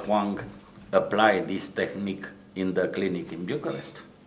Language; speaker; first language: English; non-native, fluent; Romanian